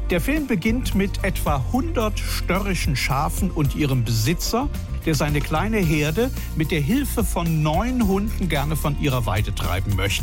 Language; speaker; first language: German; native; German